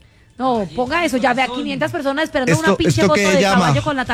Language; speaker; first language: Spanish; native; Spanish